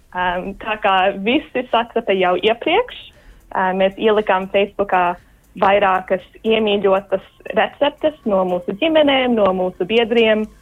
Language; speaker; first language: Latvian; early bilingual, heritage; Latvian